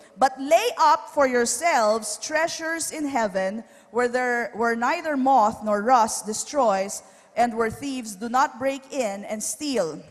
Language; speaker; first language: English; non-native, local second language; Filipino